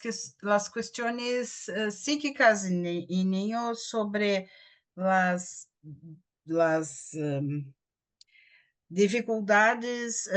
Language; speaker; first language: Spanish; non-native, learner; Portuguese